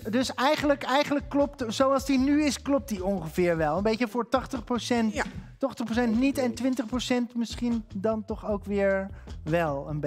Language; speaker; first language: Dutch; native; Dutch